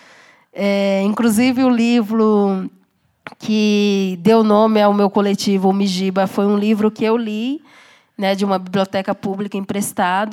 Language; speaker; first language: Portuguese; native; Portuguese